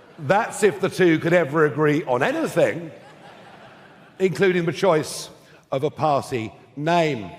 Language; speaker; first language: English; native; English